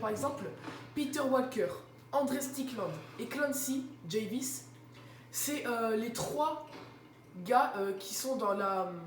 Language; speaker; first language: French; native; French